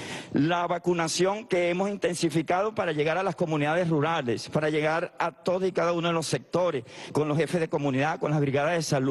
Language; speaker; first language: Spanish; native; Spanish